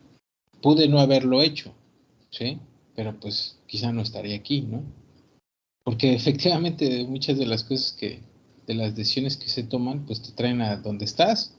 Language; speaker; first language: Spanish; native; Spanish